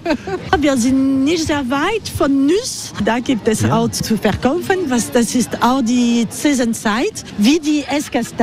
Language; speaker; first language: German; non-native, fluent; French